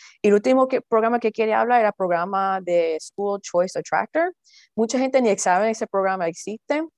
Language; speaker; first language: Spanish; early bilingual, heritage; Spanish